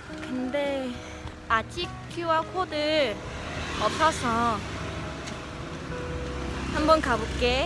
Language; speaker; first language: Korean; non-native, local second language; Vietnamese